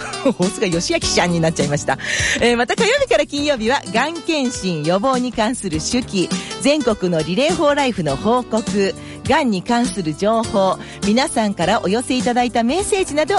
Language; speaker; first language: Japanese; native; Japanese